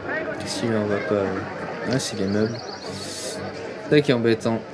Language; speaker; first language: French; native; French